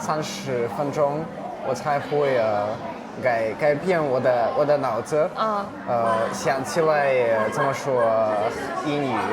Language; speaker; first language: Chinese; non-native, learner; Russian